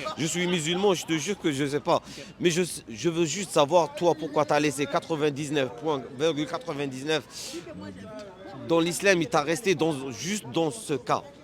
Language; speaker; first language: French; non-native, learner; Arabic